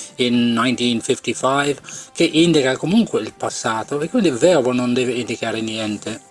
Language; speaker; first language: Italian; non-native, fluent; English